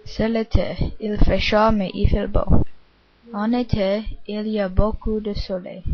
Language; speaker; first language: French; non-native, learner; English